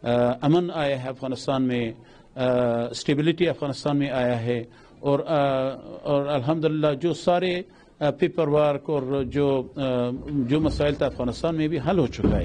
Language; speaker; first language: Hindi; non-native, local second language; Pashto